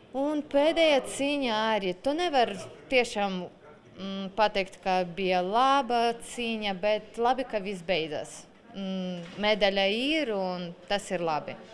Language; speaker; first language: Latvian; non-native, local second language; Russian